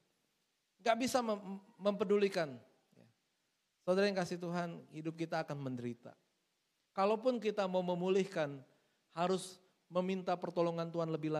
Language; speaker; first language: Indonesian; native; Indonesian